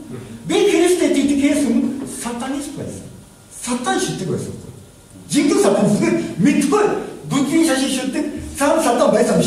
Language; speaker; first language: Mongolian; non-native, fluent; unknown